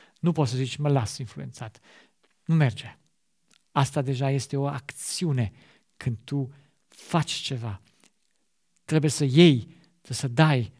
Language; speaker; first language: Romanian; non-native, fluent; German